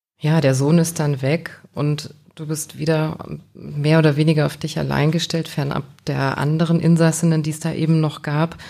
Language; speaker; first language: German; native; German